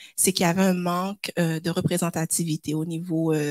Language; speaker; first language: French; native; French